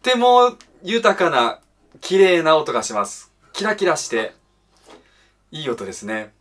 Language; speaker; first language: Japanese; native; Japanese